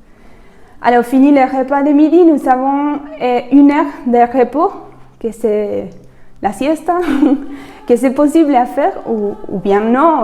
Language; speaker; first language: French; non-native, fluent; Spanish